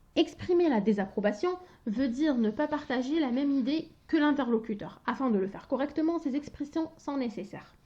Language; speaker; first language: French; non-native, local second language; Arabic